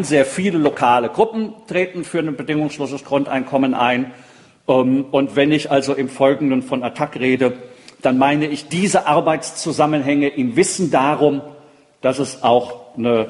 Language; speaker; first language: German; native; German